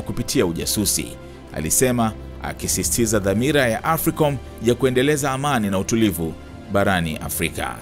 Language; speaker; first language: Swahili; native; Swahili